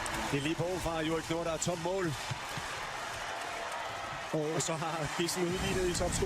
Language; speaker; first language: Danish; native; Danish